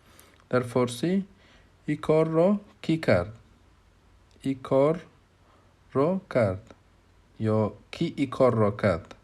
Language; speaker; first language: Persian; non-native, fluent; Hindi